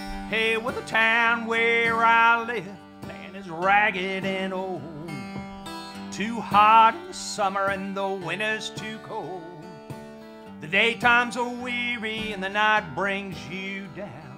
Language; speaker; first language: English; native; English